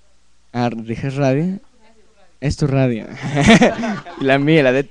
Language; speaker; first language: Spanish; native; Spanish